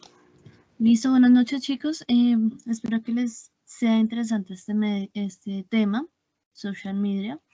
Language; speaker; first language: Spanish; native; Spanish